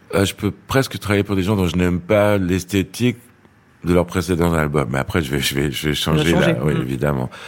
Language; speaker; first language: French; native; French